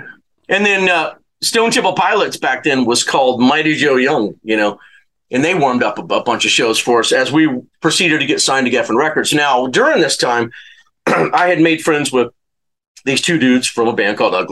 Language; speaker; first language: English; native; English